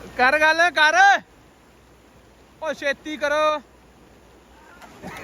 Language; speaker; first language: Punjabi; native; Punjabi